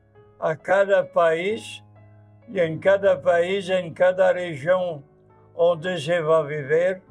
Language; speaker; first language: Portuguese; non-native, fluent; Italian